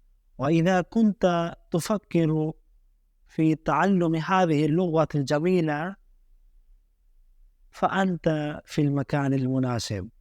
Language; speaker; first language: Arabic; non-native, fluent; Urdu